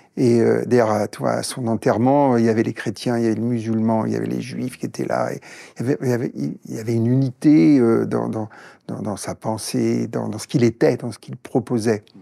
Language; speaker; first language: French; native; French